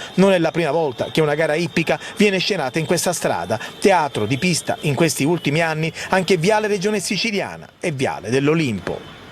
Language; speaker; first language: Italian; native; Italian